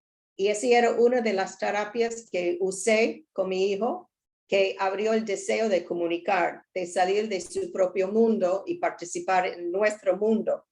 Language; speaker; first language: Spanish; non-native, learner; English